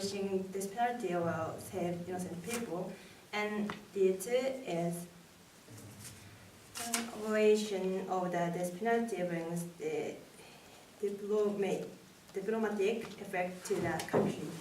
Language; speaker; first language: English; non-native, learner; Japanese